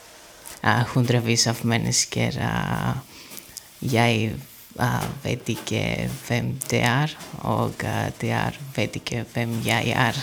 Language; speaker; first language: Norwegian; non-native, learner; Greek